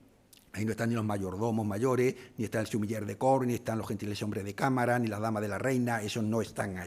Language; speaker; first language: Spanish; native; Spanish